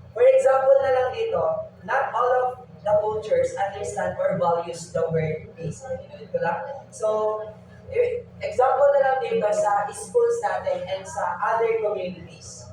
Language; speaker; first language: Filipino; non-native, local second language; Iloko